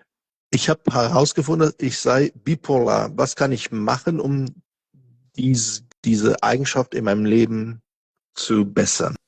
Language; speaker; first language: German; non-native, fluent; Portuguese